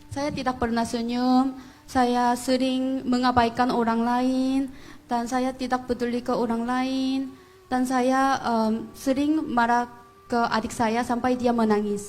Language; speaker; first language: Indonesian; non-native, fluent; Korean